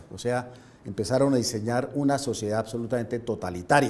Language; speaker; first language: Spanish; native; Spanish